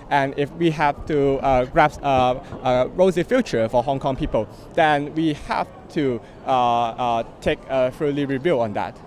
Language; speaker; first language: English; non-native, local second language; Cantonese